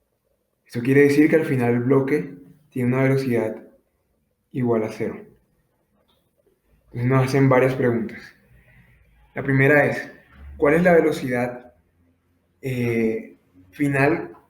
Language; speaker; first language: Spanish; native; Spanish